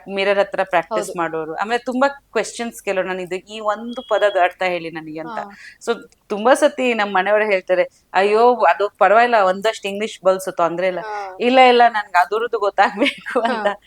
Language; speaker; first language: Kannada; non-native, local second language; Bangla